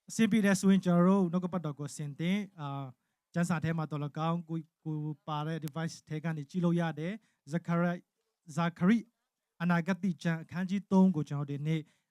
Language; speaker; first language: Burmese; non-native, local second language; Tedim Chin